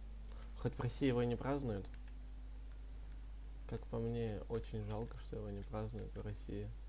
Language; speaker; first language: Russian; native; Russian